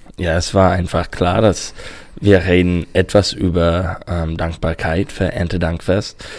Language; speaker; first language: German; non-native, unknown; English